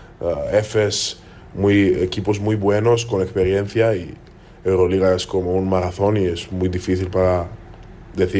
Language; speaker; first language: Spanish; non-native, learner; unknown